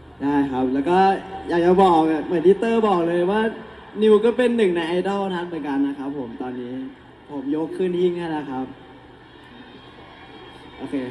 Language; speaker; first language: Thai; native; Thai